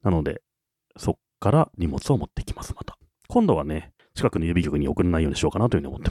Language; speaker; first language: Japanese; native; Japanese